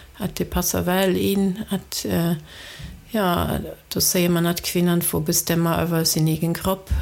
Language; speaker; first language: Swedish; non-native, fluent; German